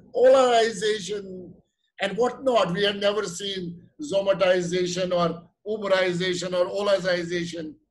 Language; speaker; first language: English; non-native, local second language; Kashmiri